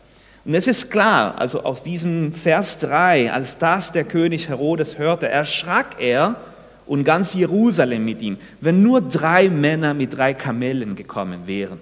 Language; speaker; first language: German; non-native, fluent; Spanish